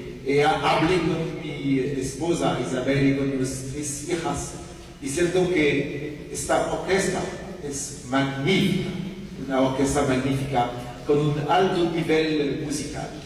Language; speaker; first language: Spanish; non-native, fluent; French